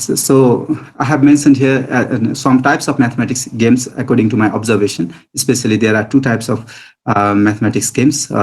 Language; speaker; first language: English; non-native, local second language; Nepali